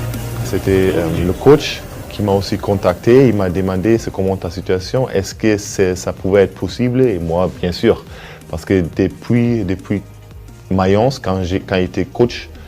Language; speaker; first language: French; early bilingual, heritage; German